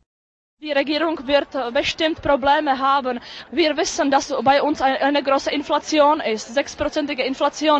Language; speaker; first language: German; non-native, fluent; Czech